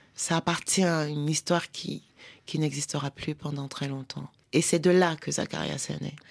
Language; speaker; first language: French; native; French